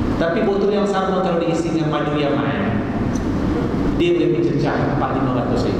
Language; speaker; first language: Malay; non-native, local second language; Chinese